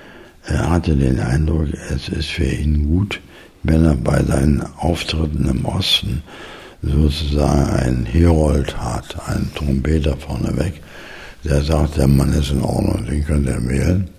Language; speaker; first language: German; native; German